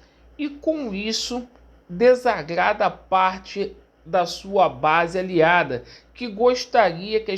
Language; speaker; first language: Portuguese; native; Portuguese